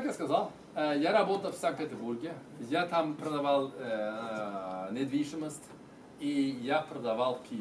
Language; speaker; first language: Russian; non-native, fluent; Swedish